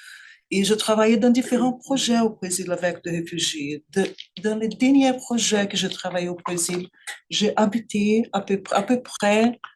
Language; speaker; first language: French; non-native, fluent; Portuguese